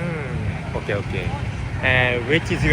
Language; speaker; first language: English; non-native, learner; Japanese